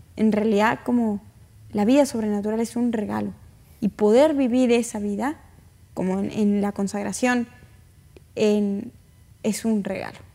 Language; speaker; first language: Spanish; native; Spanish